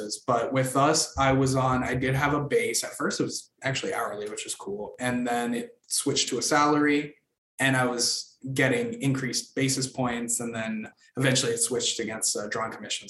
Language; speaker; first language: English; native; English